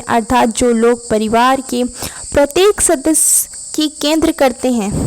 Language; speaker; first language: Hindi; native; Hindi